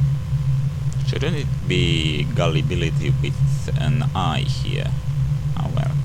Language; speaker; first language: English; native; English